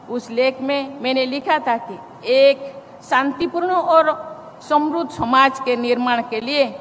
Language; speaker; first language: Hindi; non-native, local second language; Santali